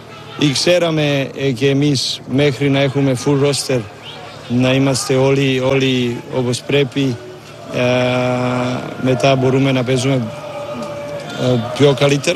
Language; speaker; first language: Greek; non-native, learner; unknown